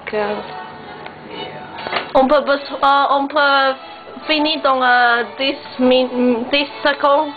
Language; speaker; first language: French; non-native, learner; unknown